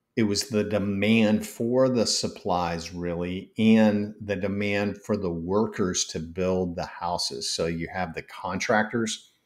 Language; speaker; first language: English; native; English